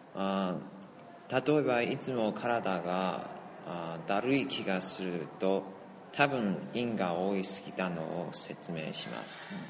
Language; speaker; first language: Japanese; non-native, learner; Chinese